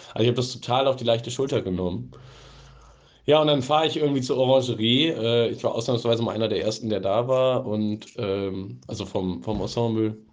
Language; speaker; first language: German; native; German